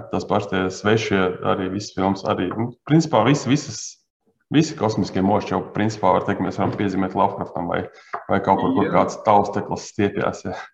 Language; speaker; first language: Latvian; native; Latvian